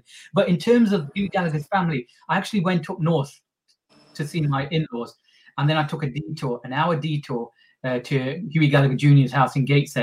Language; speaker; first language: English; native; English